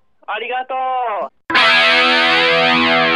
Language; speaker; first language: Japanese; non-native, fluent; English